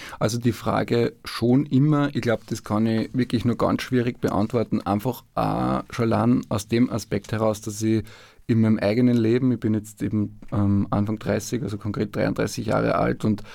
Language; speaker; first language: German; native; German